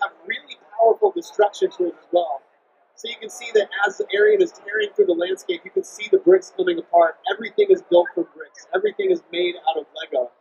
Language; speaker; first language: English; native; English